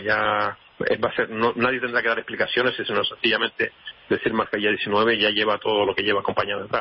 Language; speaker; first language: Spanish; native; Spanish